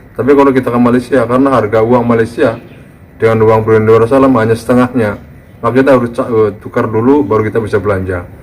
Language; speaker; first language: Indonesian; native; Indonesian